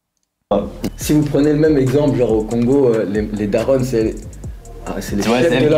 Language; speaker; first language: French; early bilingual, other home language; Arabic